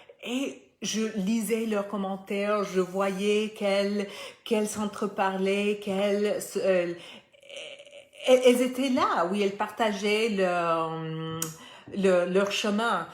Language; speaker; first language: French; non-native, fluent; Spanish